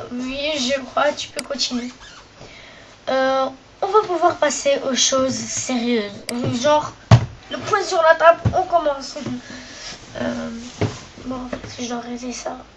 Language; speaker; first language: French; native; French